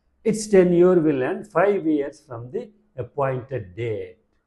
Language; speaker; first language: English; non-native, local second language; Telugu